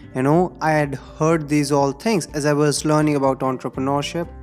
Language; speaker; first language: English; non-native, local second language; Hindi